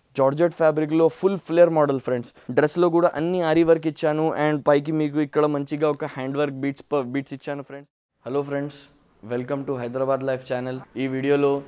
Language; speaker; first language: Telugu; non-native, local second language; Hindi